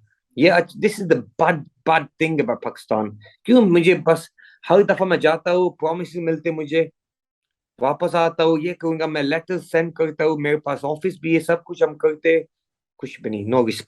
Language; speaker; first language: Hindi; early bilingual, heritage; English